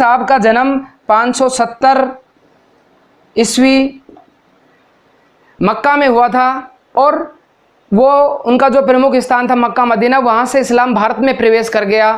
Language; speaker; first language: Hindi; native; Hindi